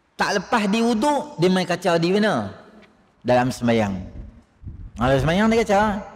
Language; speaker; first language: Malay; native; Malay